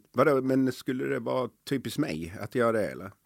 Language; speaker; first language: Swedish; native; Swedish